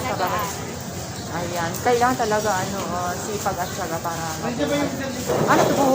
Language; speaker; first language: Filipino; native; Filipino